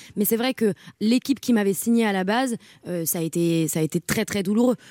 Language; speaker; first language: French; native; French